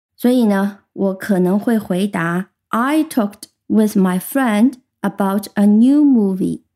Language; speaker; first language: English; non-native, fluent; Chinese